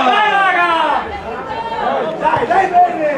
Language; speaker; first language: Italian; native; Italian